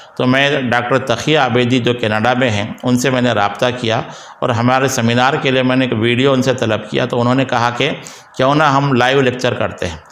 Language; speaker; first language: Urdu; native; Urdu